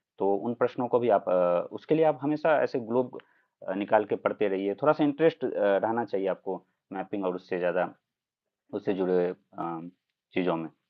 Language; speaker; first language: Hindi; non-native, local second language; Maithili